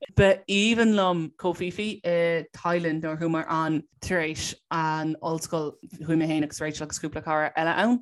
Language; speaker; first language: Irish; non-native, local second language; English